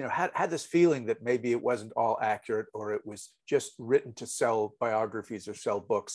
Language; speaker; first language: English; native; English